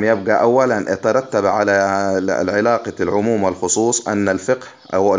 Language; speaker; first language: Arabic; native; Arabic